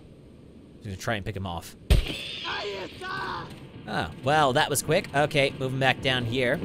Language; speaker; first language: English; native; English